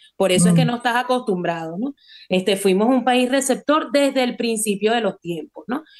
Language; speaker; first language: Spanish; native; Spanish